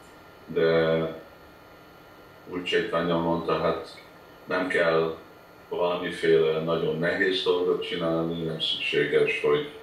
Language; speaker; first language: Hungarian; early bilingual, heritage; Hungarian